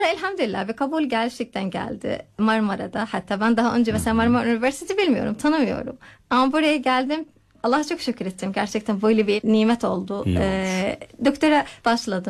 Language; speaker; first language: Turkish; non-native, fluent; Arabic